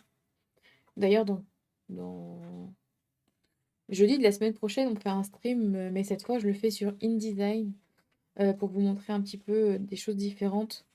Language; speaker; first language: French; native; French